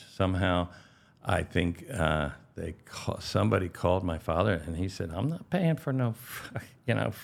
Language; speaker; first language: English; native; English